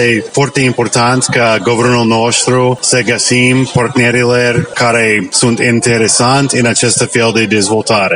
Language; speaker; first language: Romanian; non-native, learner; English